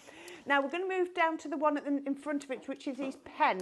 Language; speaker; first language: English; native; English